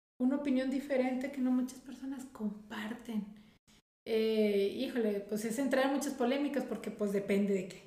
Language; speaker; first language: Spanish; native; Spanish